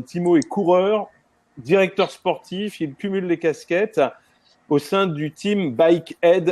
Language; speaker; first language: French; native; French